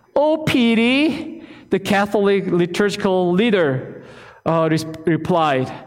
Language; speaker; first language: English; non-native, fluent; Korean